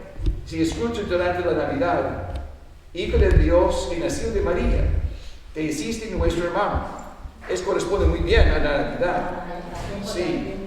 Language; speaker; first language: Spanish; non-native, fluent; English